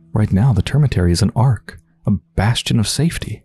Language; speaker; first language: English; native; English